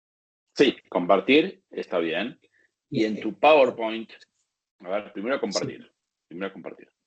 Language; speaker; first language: Spanish; native; Spanish